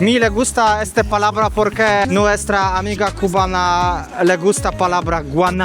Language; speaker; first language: Spanish; non-native, learner; Polish